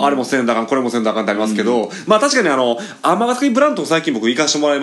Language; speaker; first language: Japanese; native; Japanese